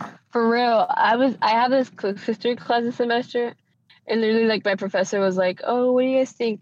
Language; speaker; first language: English; early bilingual, other home language; Spanish